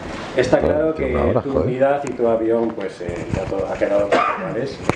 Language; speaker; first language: Spanish; native; Spanish